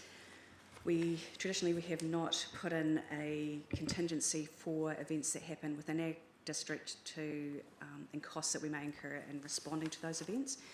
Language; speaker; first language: English; native; English